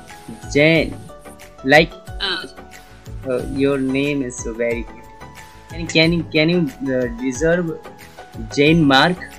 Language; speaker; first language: English; non-native, learner; Hindi